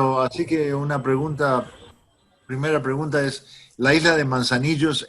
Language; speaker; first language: Spanish; non-native, fluent; English